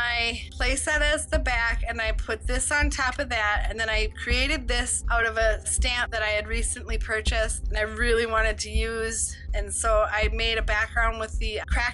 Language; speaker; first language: English; native; English